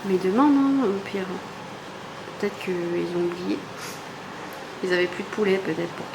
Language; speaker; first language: French; native; French